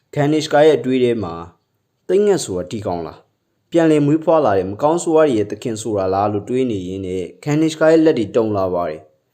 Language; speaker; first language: Burmese; native; Burmese